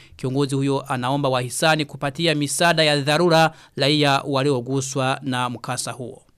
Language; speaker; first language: Swahili; non-native, local second language; Rundi